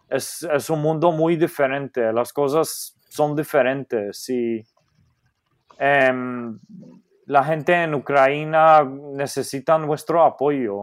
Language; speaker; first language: Spanish; non-native, fluent; Maltese